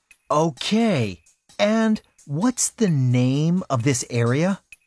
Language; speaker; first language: English; native; English